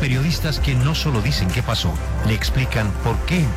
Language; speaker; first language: Spanish; native; Spanish